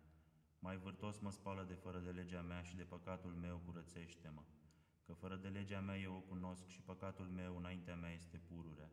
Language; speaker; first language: Romanian; native; Romanian